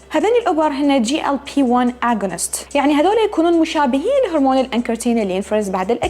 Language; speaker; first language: Arabic; native; Arabic